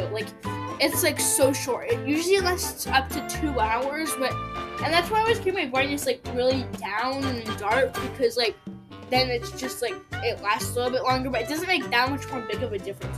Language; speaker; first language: English; native; English